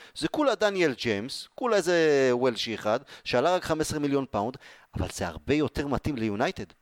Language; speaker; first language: Hebrew; native; Hebrew